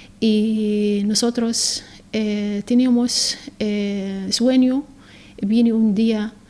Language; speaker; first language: Spanish; non-native, learner; Arabic